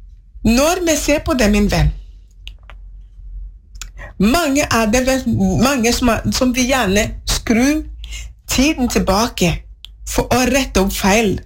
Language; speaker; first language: Norwegian; non-native, learner; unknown